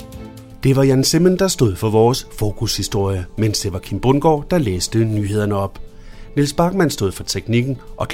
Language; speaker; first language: Danish; native; Danish